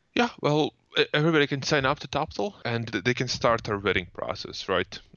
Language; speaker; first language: English; non-native, fluent; Croatian